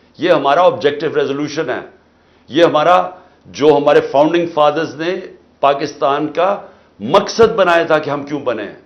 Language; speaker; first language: Urdu; native; Urdu